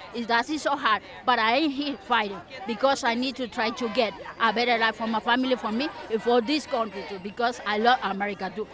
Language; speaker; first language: English; non-native, learner; Spanish